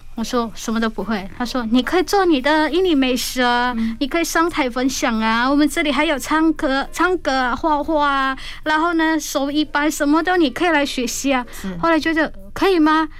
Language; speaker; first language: Chinese; non-native, fluent; Hakka Chinese